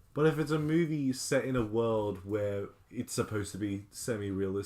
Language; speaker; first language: English; native; English